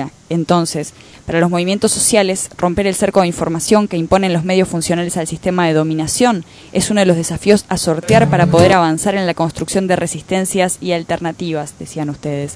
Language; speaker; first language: Spanish; native; Spanish